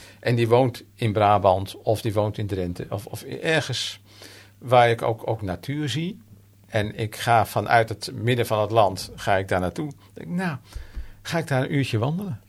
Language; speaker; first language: Dutch; native; Dutch